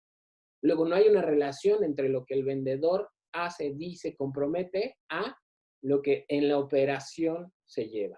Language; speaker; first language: Spanish; native; Spanish